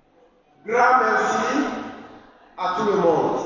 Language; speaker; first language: French; non-native, fluent; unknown